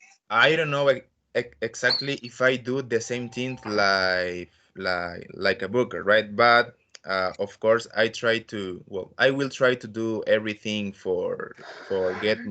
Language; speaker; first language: English; non-native, learner; Spanish